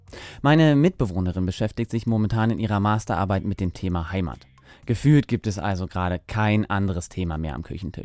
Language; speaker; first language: German; native; German